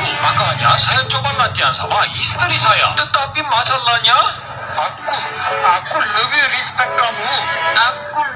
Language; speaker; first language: Indonesian; non-native, learner; Korean